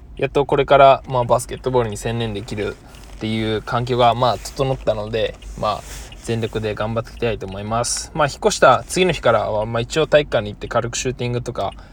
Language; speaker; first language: Japanese; native; Japanese